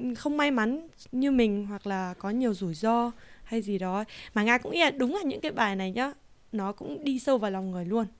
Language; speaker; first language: Vietnamese; early bilingual, heritage; Vietnamese